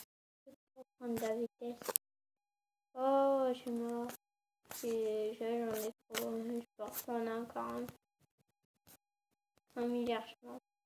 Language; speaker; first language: French; native; French